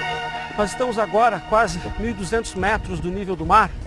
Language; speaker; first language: Portuguese; native; Portuguese